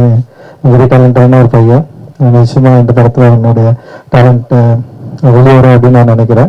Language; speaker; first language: Tamil; native; Tamil